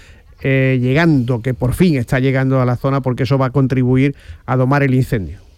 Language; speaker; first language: Spanish; native; Spanish